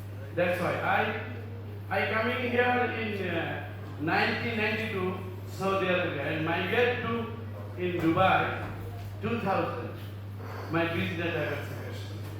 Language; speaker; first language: English; non-native, learner; Bangla